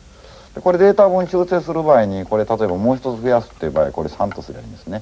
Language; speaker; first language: Japanese; native; Japanese